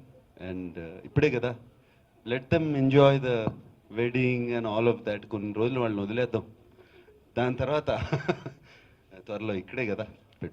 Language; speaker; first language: Telugu; native; Telugu